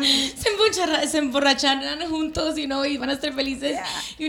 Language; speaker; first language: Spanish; early bilingual, heritage; Spanish